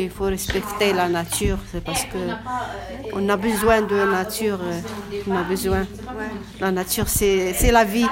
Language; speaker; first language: French; non-native, learner; Arabic